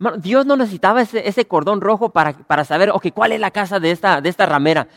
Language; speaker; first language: Spanish; early bilingual, other home language; English